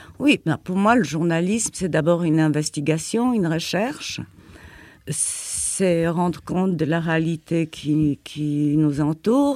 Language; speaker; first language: French; non-native, fluent; Polish